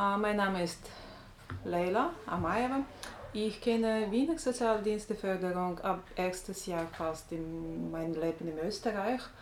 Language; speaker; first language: German; non-native, learner; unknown